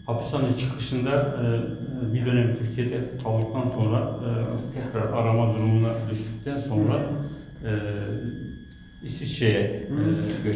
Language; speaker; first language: Turkish; native; Turkish